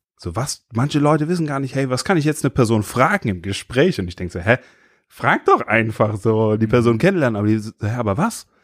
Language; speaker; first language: German; native; German